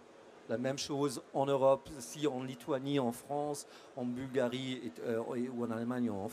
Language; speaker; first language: French; non-native, fluent; German